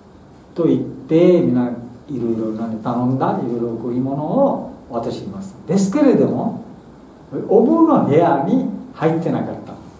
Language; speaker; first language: Japanese; non-native, fluent; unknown